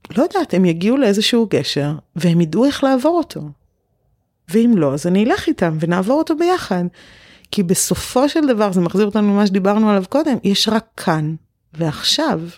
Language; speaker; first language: Hebrew; early bilingual, other home language; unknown